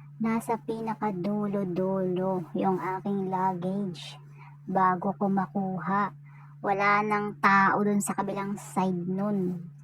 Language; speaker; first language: Filipino; native; Filipino